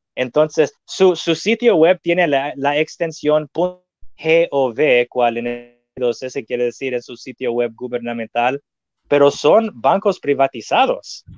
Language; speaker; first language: Spanish; non-native, fluent; English